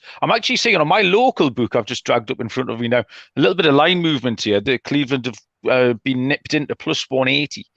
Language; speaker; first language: English; native; English